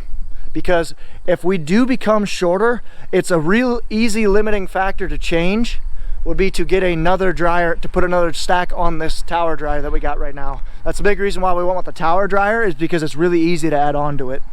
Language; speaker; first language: English; native; English